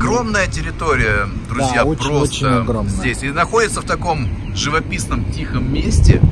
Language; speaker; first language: Russian; native; Russian